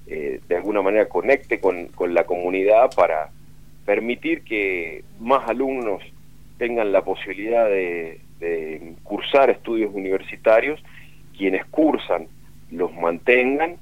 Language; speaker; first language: Spanish; native; Spanish